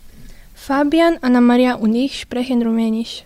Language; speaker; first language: German; non-native, learner; Romanian